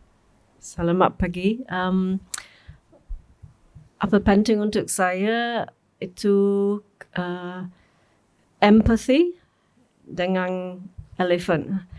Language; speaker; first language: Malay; non-native, learner; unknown